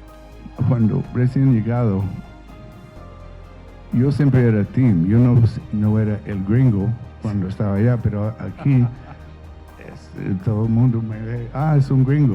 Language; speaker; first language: Spanish; non-native, fluent; English